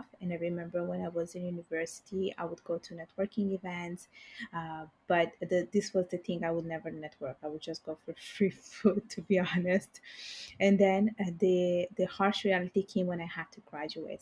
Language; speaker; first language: English; non-native, fluent; Bangla